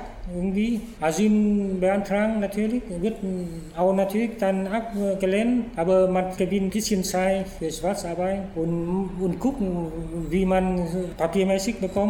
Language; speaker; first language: German; non-native, fluent; Vietnamese